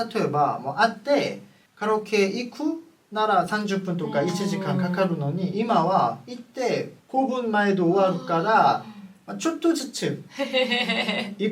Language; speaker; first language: Japanese; non-native, fluent; Korean